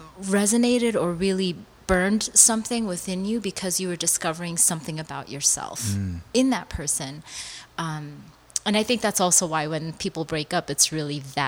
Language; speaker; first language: English; early bilingual, other home language; Korean